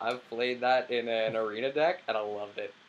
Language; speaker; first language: English; native; English